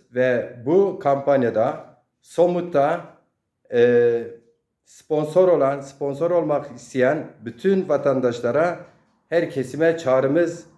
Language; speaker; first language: Turkish; non-native, local second language; Zaza